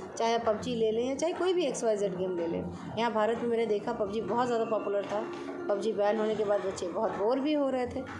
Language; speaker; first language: Hindi; native; Hindi